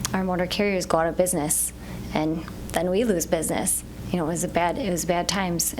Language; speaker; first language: English; native; English